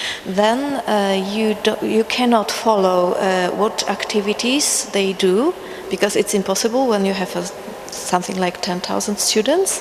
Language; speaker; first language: English; non-native, fluent; Polish